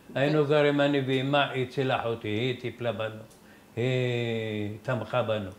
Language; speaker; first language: Hebrew; non-native, fluent; Arabic